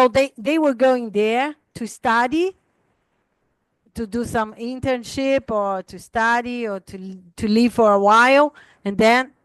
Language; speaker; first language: English; non-native, fluent; Portuguese